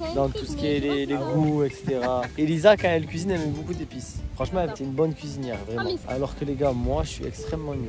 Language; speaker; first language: French; native; French